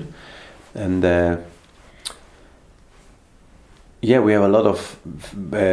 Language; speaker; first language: English; non-native, fluent; Swiss German